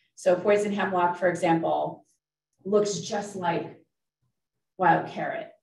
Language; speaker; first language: English; native; English